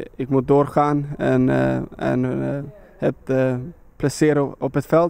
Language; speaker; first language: Dutch; non-native, learner; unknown